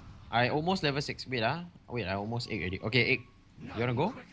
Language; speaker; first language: English; non-native, local second language; Chinese